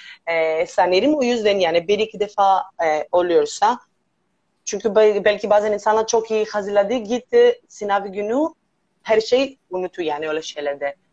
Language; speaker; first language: Turkish; non-native, learner; Greek